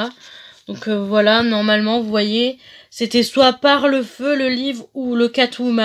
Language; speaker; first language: French; native; French